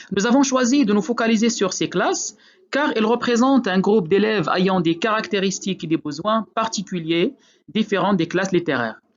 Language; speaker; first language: French; non-native, local second language; Arabic